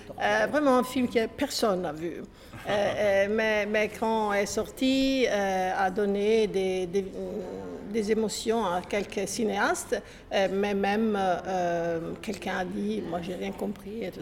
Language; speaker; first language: French; non-native, fluent; Italian